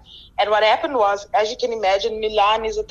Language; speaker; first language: English; native; English